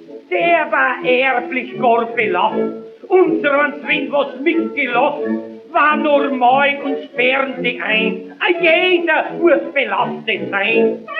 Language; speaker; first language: German; native; German